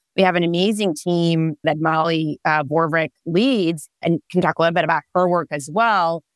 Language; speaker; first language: English; non-native, fluent; Hebrew